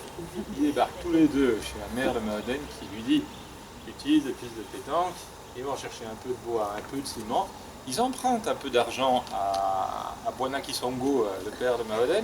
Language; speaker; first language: French; native; French